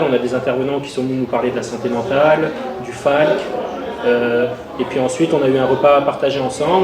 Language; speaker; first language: French; native; French